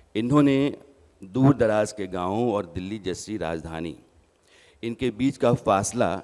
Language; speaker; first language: Hindi; native; Hindi